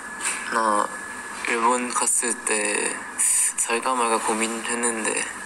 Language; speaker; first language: Korean; non-native, learner; Thai